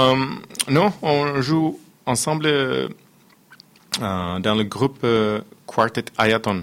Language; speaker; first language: French; non-native, fluent; Finnish